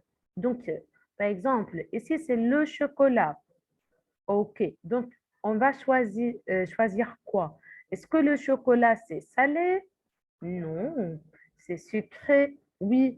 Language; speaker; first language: French; non-native, fluent; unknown